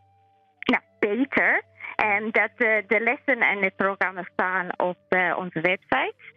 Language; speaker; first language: Dutch; non-native, learner; English